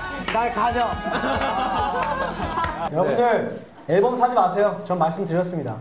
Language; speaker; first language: Korean; native; Korean